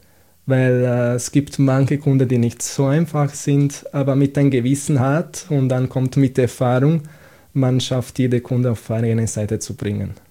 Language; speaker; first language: German; non-native, fluent; Italian